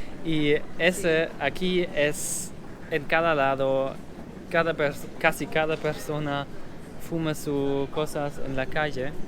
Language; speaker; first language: Spanish; non-native, learner; German